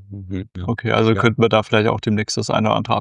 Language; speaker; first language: German; native; German